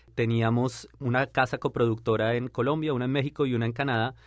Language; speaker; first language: Spanish; native; Spanish